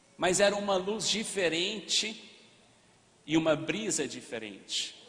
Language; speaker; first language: Portuguese; early bilingual, other home language; Arabic